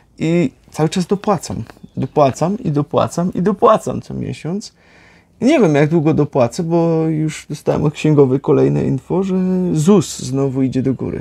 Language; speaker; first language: Polish; native; Polish